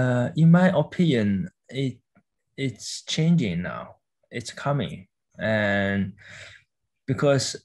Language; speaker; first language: English; non-native, fluent; Chinese